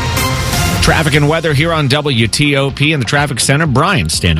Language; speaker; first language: English; native; English